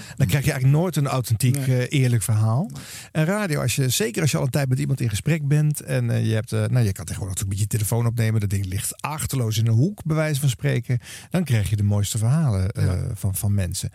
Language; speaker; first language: Dutch; native; Dutch